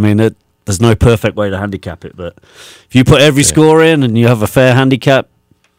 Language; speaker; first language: English; native; English